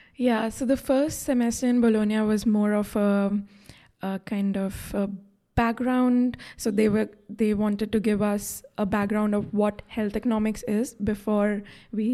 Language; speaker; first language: English; non-native, local second language; Hindi